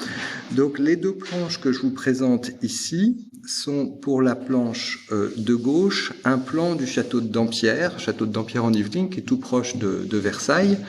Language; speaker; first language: French; native; French